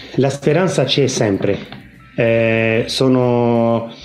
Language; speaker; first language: Italian; non-native, fluent; Arabic